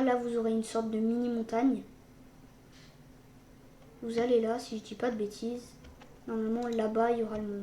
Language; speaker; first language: French; native; French